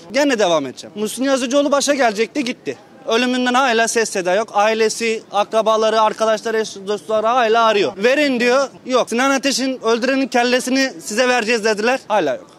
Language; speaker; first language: Turkish; native; Turkish